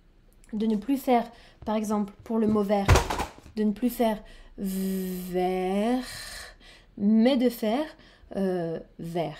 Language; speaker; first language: French; native; French